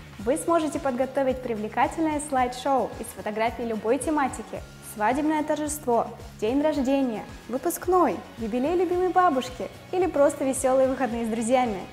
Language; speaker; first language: Russian; native; Russian